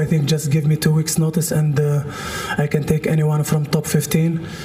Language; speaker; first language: English; non-native, fluent; Russian